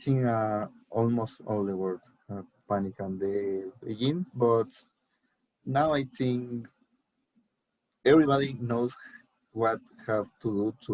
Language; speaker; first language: English; non-native, learner; Spanish